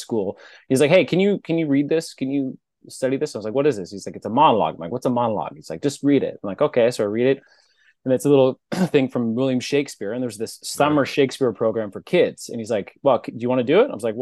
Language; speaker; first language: English; native; English